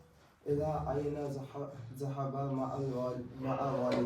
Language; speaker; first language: Arabic; non-native, learner; Urdu